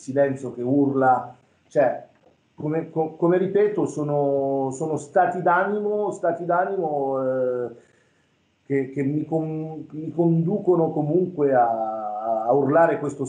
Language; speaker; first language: Italian; native; Italian